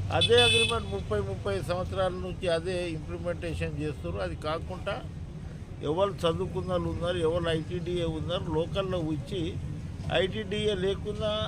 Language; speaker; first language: Telugu; non-native, local second language; Lambadi